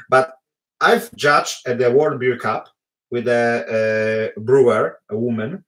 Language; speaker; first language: English; non-native, fluent; Polish